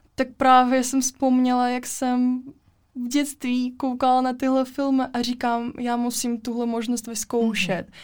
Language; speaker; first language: Czech; non-native, fluent; Russian